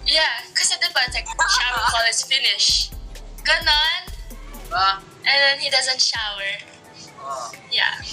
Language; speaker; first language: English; non-native, local second language; Filipino